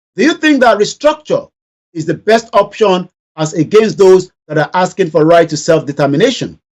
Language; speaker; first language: English; non-native, local second language; Yoruba